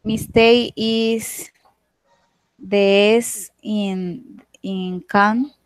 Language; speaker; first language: English; non-native, learner; Spanish